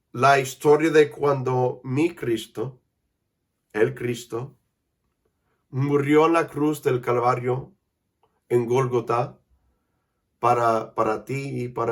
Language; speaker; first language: Spanish; non-native, fluent; English